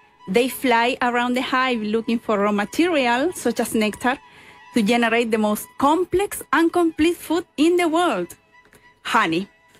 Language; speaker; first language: English; non-native, fluent; Spanish